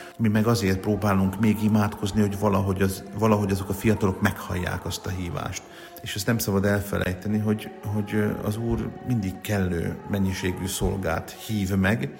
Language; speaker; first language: Hungarian; native; Hungarian